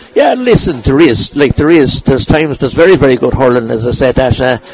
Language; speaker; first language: English; native; English